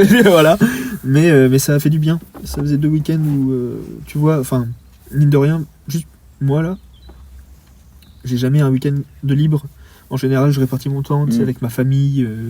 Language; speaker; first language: French; native; French